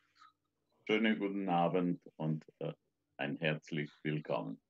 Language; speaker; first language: German; non-native, fluent; Romanian